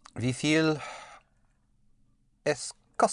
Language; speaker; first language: German; non-native, learner; English